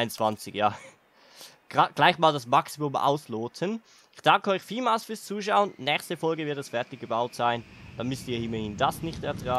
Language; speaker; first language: German; native; German